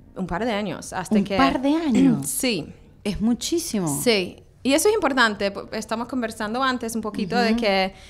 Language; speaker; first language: Spanish; non-native, fluent; English